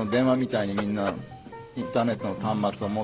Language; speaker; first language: Japanese; native; Japanese